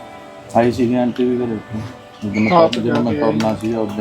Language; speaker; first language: Filipino; non-native, learner; Punjabi